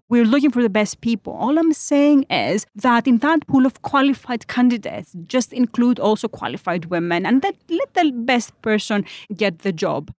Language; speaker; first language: English; non-native, fluent; Greek